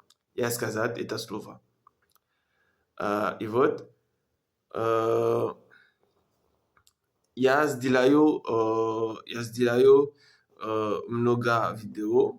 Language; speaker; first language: Russian; non-native, learner; French